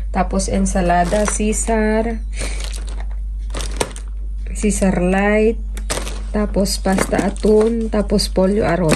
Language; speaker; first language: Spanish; non-native, learner; Filipino